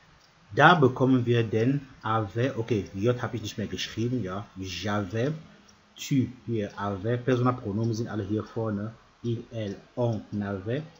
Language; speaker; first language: German; non-native, fluent; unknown